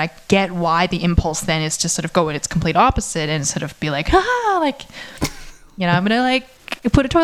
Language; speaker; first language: English; native; English